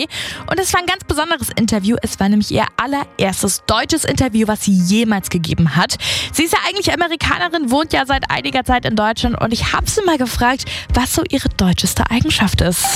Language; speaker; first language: German; native; German